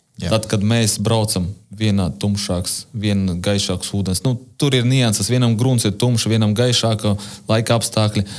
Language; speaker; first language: Latvian; non-native, local second language; Russian